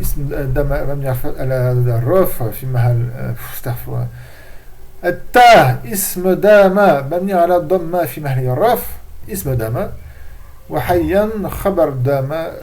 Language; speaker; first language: Arabic; non-native, fluent; French